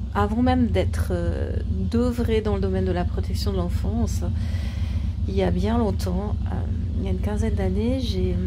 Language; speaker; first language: French; native; French